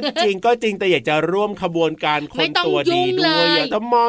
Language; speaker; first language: Thai; native; Thai